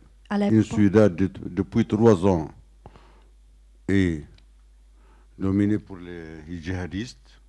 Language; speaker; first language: French; non-native, learner; Arabic